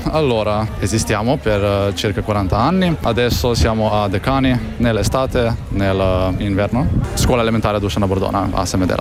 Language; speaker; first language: Italian; non-native, learner; Slovenian